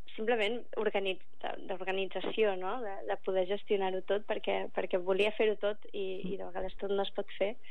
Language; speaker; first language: Catalan; early bilingual, other home language; English